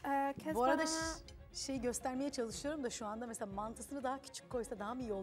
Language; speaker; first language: Turkish; native; Turkish